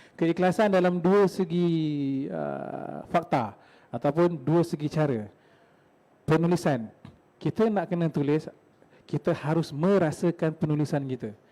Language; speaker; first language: Malay; native; Malay